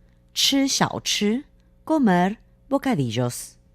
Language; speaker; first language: Spanish; non-native, fluent; Chinese